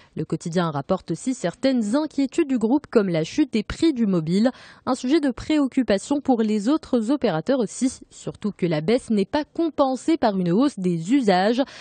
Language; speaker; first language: French; non-native, local second language; Arabic